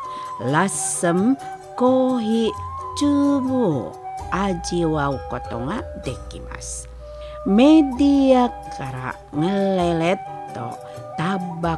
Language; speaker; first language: Japanese; non-native, fluent; Indonesian